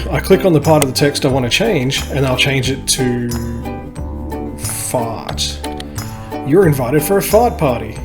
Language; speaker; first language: English; native; English